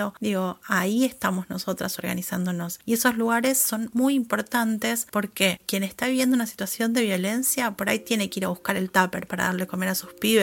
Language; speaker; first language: Spanish; native; Spanish